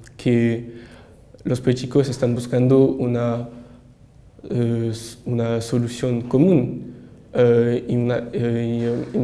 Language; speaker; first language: Spanish; non-native, learner; French